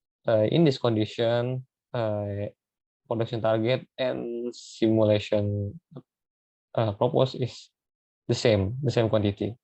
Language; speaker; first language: English; non-native, learner; Indonesian